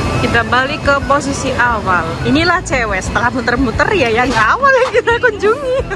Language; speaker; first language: Indonesian; non-native, local second language; Javanese